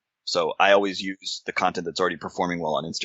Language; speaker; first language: English; native; English